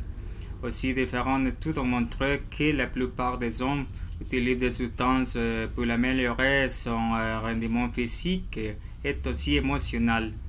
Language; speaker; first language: French; non-native, learner; Spanish